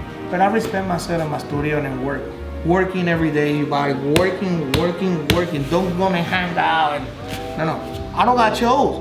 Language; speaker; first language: English; non-native, local second language; Spanish